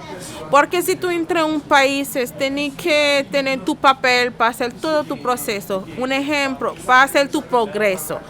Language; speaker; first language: Spanish; non-native, learner; Haitian Creole